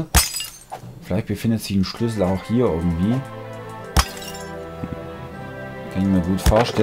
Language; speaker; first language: German; native; German